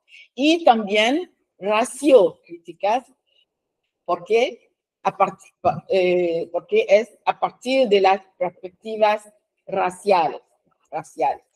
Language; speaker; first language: Spanish; non-native, fluent; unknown